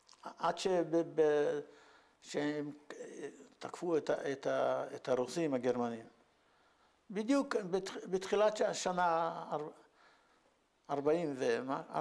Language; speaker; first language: Hebrew; non-native, fluent; Yiddish